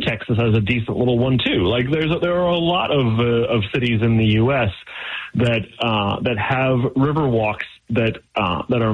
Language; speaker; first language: English; native; English